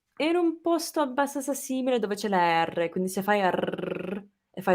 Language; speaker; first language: Italian; non-native, fluent; English